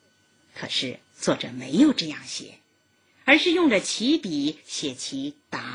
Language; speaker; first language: Chinese; native; Chinese